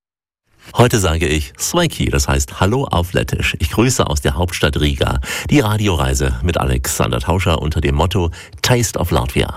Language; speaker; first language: German; native; German